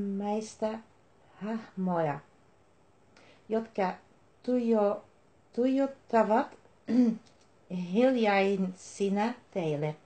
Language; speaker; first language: Finnish; non-native, learner; Dutch